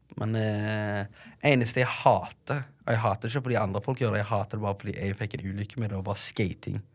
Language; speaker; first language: Norwegian; early bilingual, other home language; Tigrinya